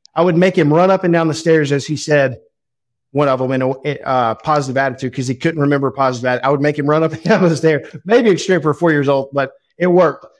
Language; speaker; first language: English; native; English